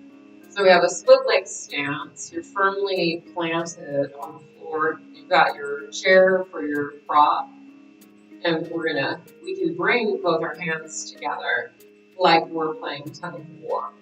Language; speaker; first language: English; native; English